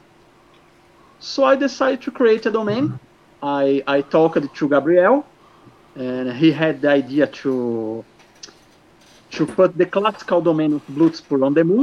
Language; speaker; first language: English; non-native, fluent; Portuguese